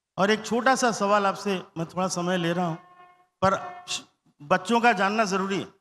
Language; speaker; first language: Hindi; non-native, local second language; Bangla